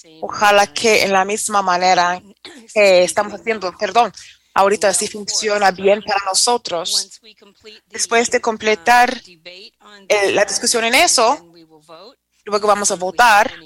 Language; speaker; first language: Spanish; non-native, fluent; English